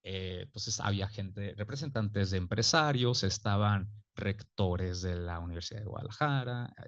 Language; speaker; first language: Spanish; native; Spanish